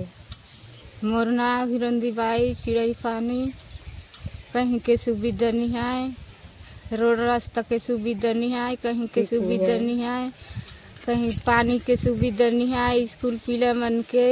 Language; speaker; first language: Hindi; non-native, local second language; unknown